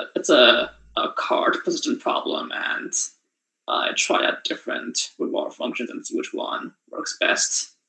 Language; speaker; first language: English; non-native, fluent; Japanese